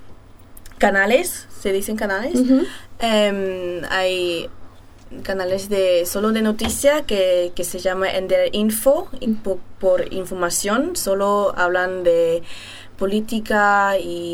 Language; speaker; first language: Spanish; early bilingual, heritage; German